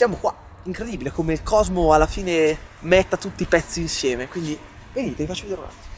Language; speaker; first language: Italian; native; Italian